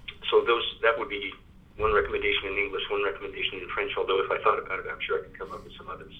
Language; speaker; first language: English; early bilingual, other home language; French